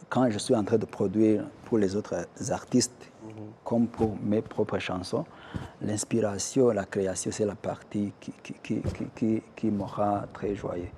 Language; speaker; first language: French; non-native, local second language; Kinyarwanda